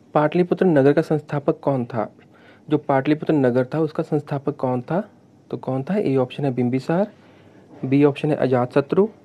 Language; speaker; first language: Hindi; non-native, local second language; Punjabi